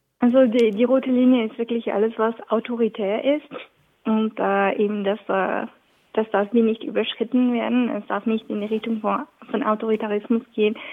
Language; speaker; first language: German; non-native, local second language; French